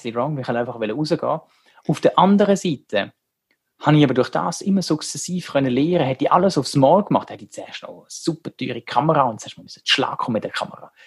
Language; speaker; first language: German; native; German